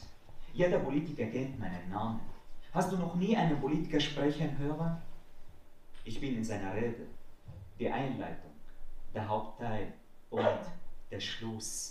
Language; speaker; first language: German; non-native, fluent; Arabic